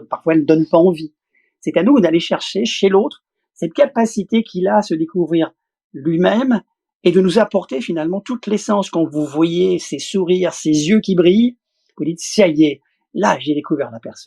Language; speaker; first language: French; native; French